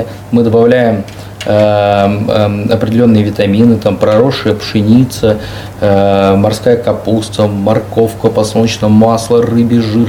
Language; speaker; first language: Russian; native; Russian